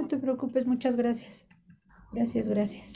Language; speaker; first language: Spanish; native; Spanish